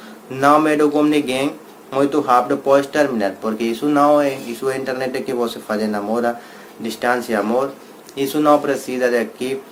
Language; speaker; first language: Portuguese; non-native, learner; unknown